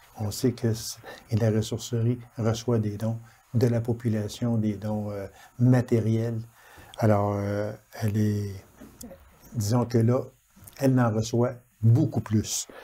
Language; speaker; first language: French; native; French